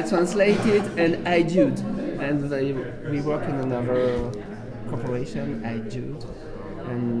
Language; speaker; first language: English; non-native, learner; French